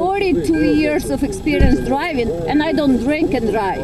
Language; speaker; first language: English; non-native, fluent; Ukrainian